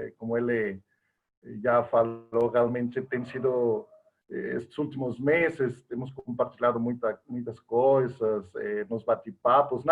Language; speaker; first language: Portuguese; non-native, fluent; Spanish